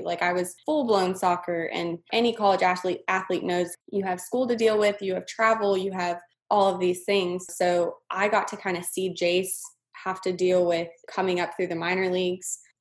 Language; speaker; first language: English; native; English